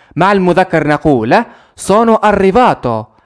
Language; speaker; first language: Arabic; native; Arabic